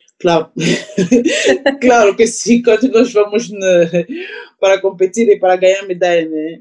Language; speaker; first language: Portuguese; non-native, learner; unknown